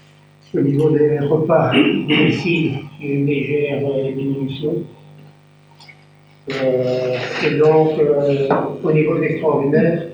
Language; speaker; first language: French; native; French